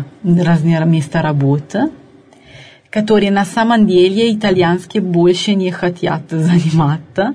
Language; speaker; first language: Russian; non-native, fluent; Italian